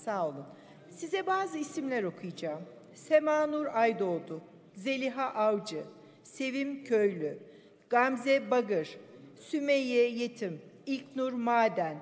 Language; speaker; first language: Turkish; native; Turkish